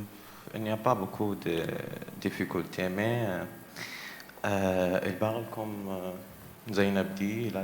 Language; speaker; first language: French; non-native, learner; Arabic